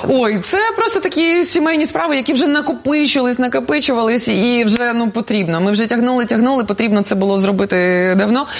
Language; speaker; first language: Ukrainian; non-native, local second language; Russian